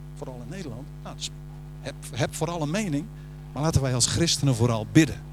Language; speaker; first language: Dutch; native; Dutch